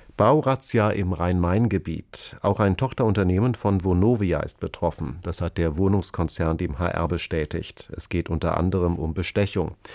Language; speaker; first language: German; native; German